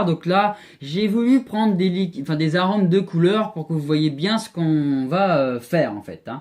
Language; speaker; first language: French; native; French